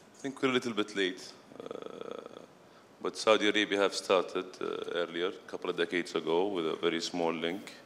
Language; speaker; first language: English; non-native, fluent; Arabic